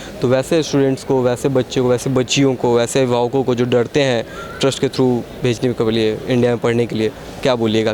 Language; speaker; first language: Hindi; native; Hindi